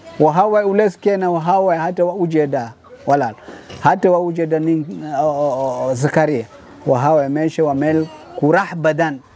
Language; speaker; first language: Somali; non-native, learner; Swahili